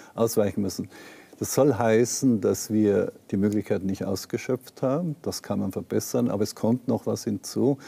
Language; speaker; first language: German; native; German